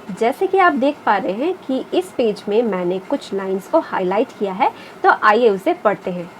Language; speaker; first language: Hindi; non-native, local second language; Bangla